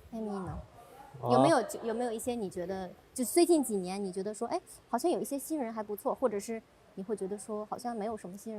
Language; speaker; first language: Chinese; native; Chinese